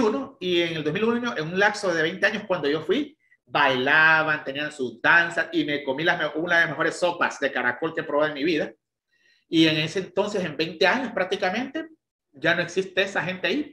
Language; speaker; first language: Spanish; native; Spanish